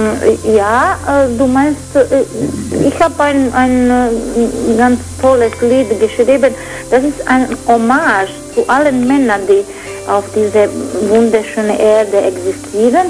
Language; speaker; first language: German; non-native, fluent; Croatian